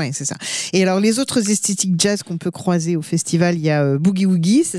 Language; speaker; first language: French; native; French